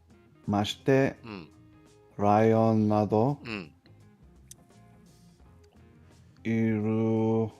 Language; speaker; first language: Japanese; non-native, learner; English